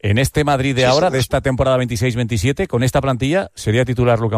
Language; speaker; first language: Spanish; native; Spanish